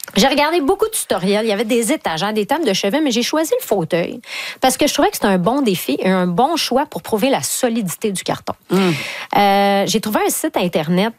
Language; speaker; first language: French; native; French